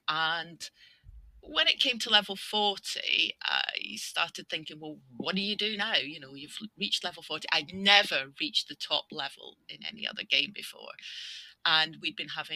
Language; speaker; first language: English; native; English